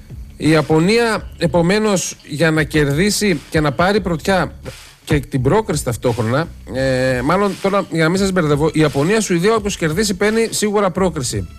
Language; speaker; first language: Greek; native; Greek